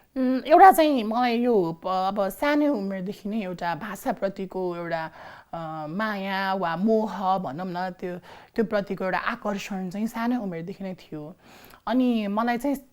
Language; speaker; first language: Nepali; native; Nepali